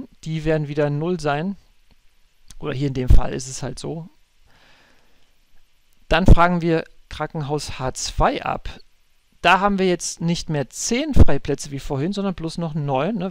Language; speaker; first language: German; native; German